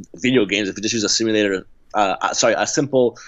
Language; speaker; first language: English; native; English